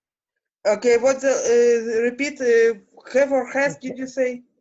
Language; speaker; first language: English; non-native, fluent; Russian